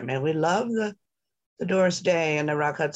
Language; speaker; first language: English; native; English